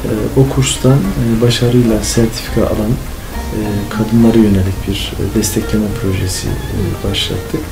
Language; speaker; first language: Turkish; native; Turkish